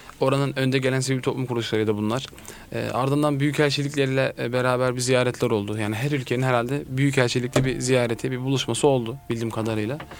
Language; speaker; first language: Turkish; native; Turkish